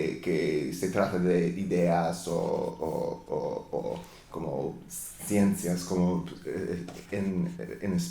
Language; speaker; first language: Spanish; non-native, learner; English